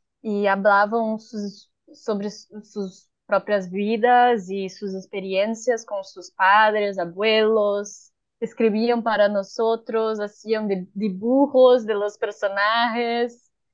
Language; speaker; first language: Spanish; non-native, learner; Portuguese